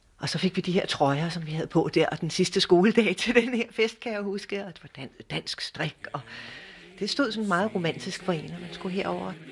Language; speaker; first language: Danish; early bilingual, other home language; English